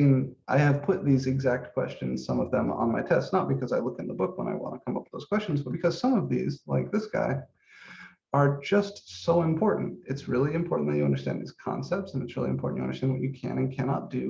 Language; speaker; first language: English; native; English